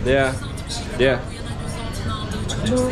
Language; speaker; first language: English; non-native, fluent; German